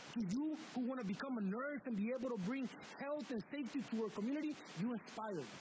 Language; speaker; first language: English; early bilingual, other home language; Spanish